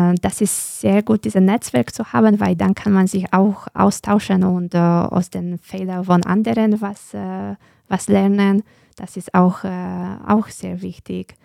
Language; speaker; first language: German; non-native, fluent; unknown